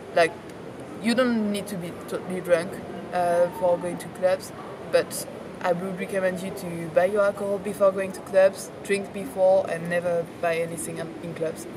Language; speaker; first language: English; non-native, fluent; French